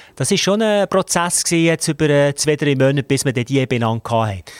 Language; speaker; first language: German; native; German